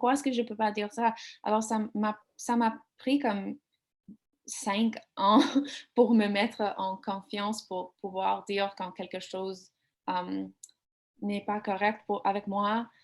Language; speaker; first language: French; non-native, learner; English